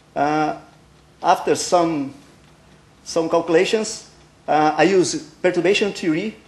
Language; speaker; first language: English; non-native, learner; Portuguese